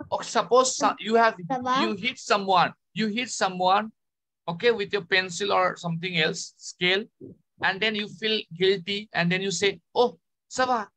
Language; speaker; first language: English; non-native, local second language; Bangla